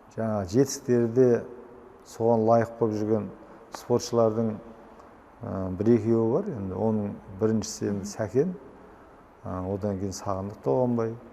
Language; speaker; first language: Kazakh; native; Kazakh